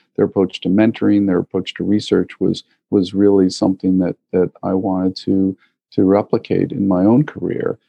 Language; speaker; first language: English; native; English